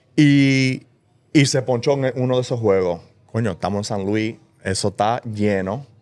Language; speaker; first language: Spanish; early bilingual, heritage; Spanish